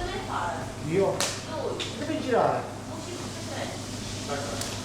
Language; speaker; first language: Italian; non-native, fluent; Polish